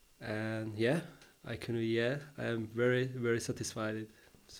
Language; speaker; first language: English; non-native, learner; Czech